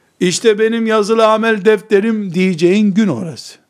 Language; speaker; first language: Turkish; native; Turkish